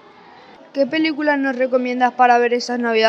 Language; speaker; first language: Spanish; native; Spanish